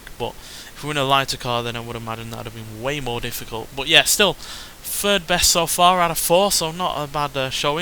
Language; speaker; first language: English; native; English